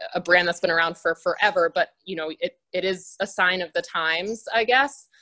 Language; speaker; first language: English; native; English